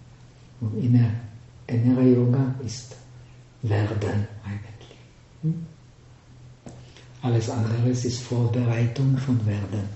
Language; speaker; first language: German; non-native, fluent; Czech